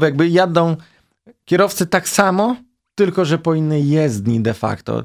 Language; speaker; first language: Polish; native; Polish